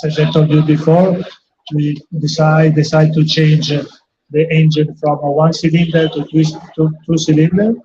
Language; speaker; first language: English; non-native, fluent; Italian